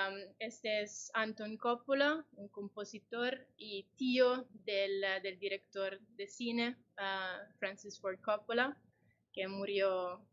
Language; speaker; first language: Spanish; non-native, fluent; Italian